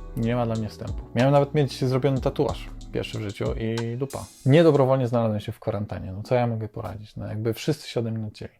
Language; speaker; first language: Polish; native; Polish